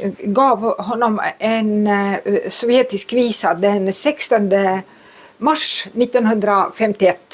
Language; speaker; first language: Swedish; non-native, fluent; Estonian